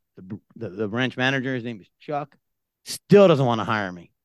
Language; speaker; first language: English; native; English